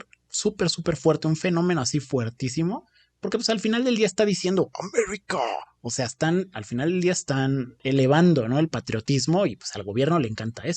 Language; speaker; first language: Spanish; native; Spanish